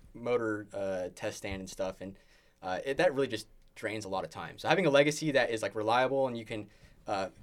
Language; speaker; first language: English; native; English